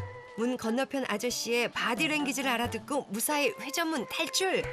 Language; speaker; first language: Korean; native; Korean